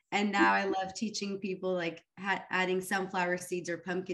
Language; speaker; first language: English; early bilingual, other home language; Arabic